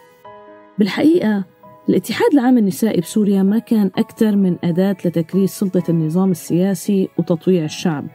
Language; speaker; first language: Arabic; native; Arabic